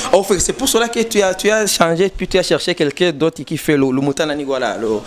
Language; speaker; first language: French; non-native, local second language; Rundi